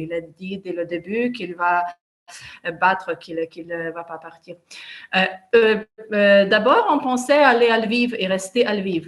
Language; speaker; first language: French; non-native, fluent; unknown